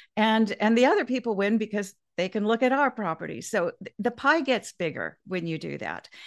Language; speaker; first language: English; native; English